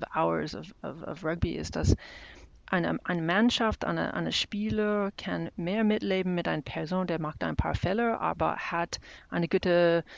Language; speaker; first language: German; non-native, learner; English